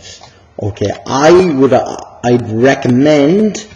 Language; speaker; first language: English; native; English